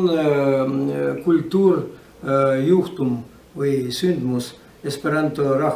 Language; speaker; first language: Estonian; non-native, learner; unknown